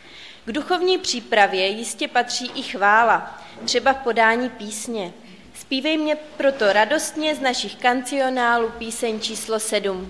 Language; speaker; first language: Czech; native; Czech